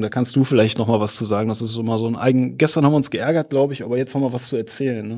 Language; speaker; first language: German; native; German